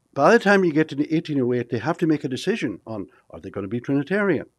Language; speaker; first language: English; native; English